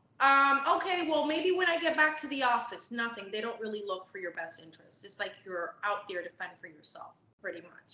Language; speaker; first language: English; native; English